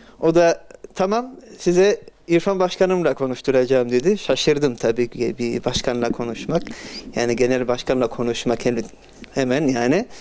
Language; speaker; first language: Turkish; early bilingual, heritage; Turkish